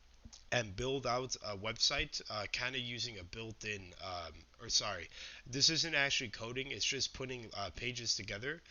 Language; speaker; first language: English; native; English